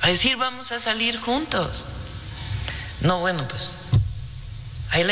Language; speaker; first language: Spanish; native; Spanish